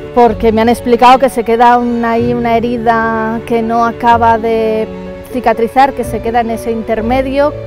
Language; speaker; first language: Spanish; native; Spanish